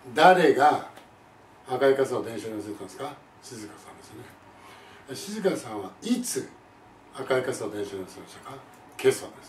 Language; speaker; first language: Japanese; native; Japanese